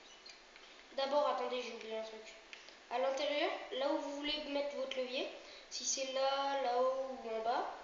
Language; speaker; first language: French; native; French